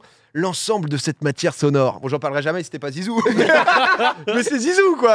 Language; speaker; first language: French; native; French